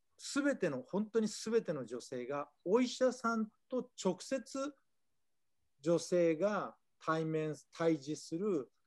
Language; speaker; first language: Japanese; native; Japanese